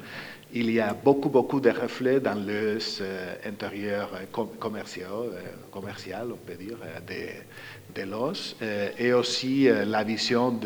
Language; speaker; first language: French; non-native, fluent; Spanish